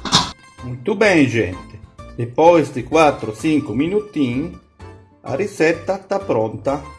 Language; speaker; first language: Portuguese; non-native, fluent; Italian